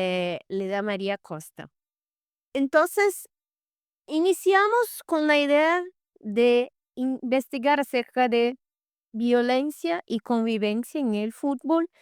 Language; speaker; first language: Spanish; non-native, fluent; Portuguese